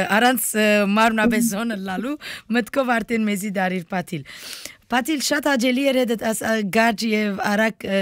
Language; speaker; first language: Armenian; early bilingual, heritage; Armenian